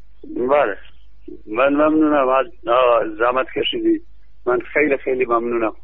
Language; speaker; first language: Persian; non-native, local second language; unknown